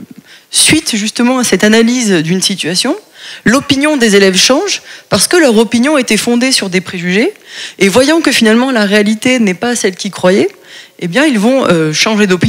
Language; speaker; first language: French; native; French